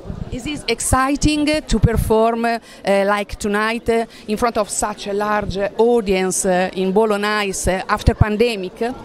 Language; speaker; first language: English; non-native, learner; Italian